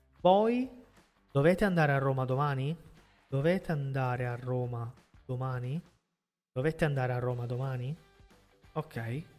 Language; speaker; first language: Italian; non-native, fluent; Portuguese